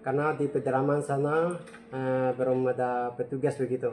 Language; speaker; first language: Indonesian; native; Indonesian